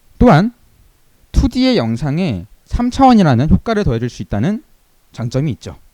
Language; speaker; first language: Korean; native; Korean